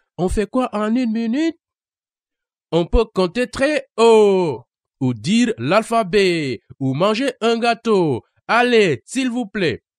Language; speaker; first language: French; non-native, local second language; Wolof